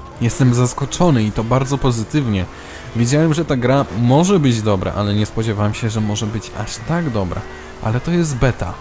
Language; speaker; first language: Polish; native; Polish